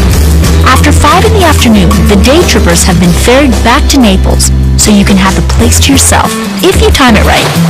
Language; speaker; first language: English; early bilingual, other home language; Italian